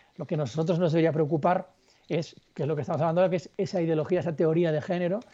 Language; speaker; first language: Spanish; native; Spanish